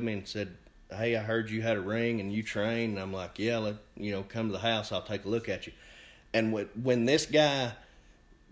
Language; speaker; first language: English; native; English